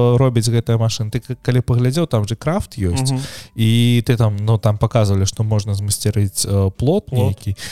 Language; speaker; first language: Belarusian; non-native, local second language; Russian